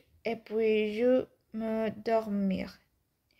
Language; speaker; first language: French; non-native, learner; Spanish